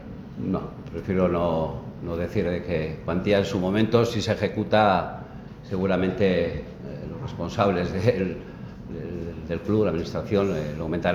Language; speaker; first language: Spanish; native; Spanish